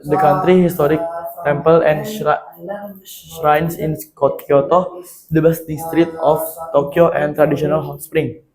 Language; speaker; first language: English; non-native, learner; Indonesian